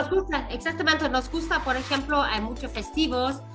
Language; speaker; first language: Spanish; non-native, fluent; Vietnamese